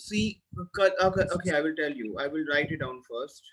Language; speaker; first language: English; non-native, local second language; Hindi